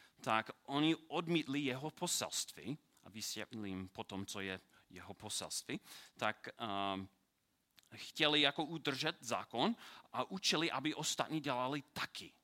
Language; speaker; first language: Czech; non-native, learner; English